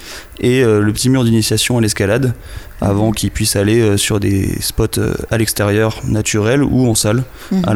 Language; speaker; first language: French; native; French